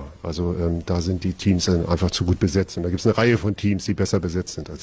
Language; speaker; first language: German; native; German